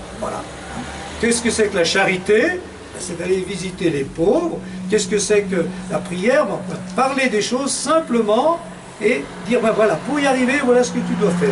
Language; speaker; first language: French; native; French